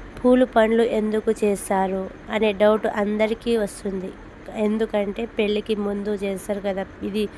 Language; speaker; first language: Telugu; non-native, local second language; Lambadi